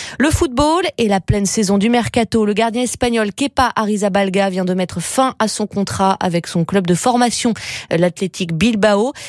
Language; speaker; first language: French; native; French